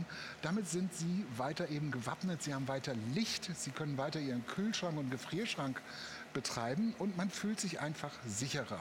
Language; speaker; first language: German; native; German